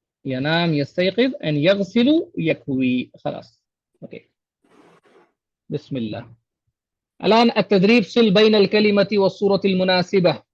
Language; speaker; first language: Arabic; non-native, fluent; Urdu